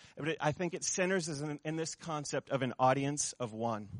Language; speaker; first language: English; native; English